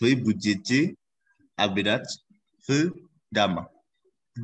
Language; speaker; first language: Russian; non-native, learner; Indonesian